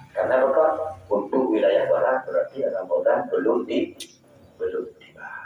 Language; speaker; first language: Malay; non-native, local second language; Achinese